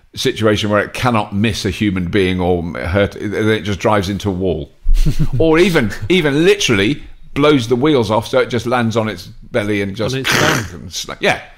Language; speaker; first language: English; native; English